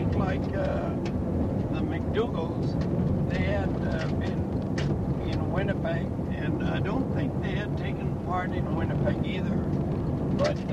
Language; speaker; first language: English; native; English